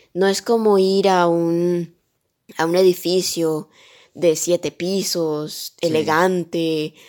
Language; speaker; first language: Spanish; early bilingual, heritage; Spanish